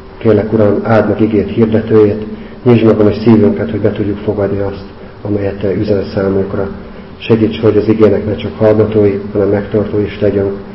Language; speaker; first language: Hungarian; native; Hungarian